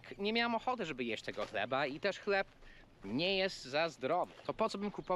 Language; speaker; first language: Polish; non-native, fluent; English